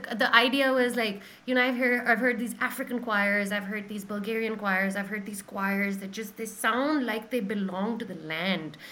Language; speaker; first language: English; non-native, local second language; Urdu